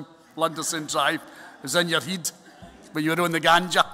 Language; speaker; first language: English; native; English